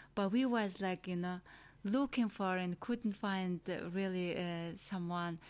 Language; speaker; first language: English; non-native, learner; Mongolian